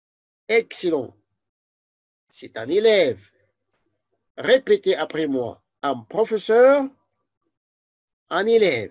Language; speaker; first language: French; non-native, fluent; Arabic